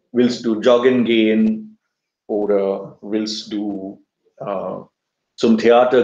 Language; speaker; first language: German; non-native, fluent; Marathi